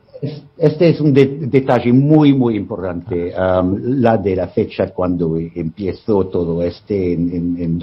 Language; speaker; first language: Spanish; non-native, fluent; English